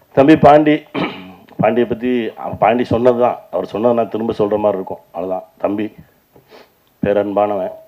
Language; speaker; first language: Tamil; native; Tamil